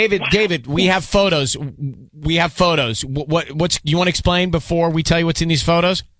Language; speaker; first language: English; native; English